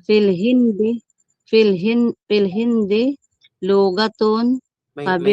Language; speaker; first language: Arabic; non-native, learner; Filipino